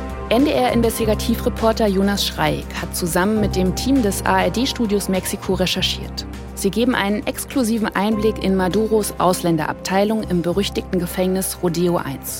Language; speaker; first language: German; native; German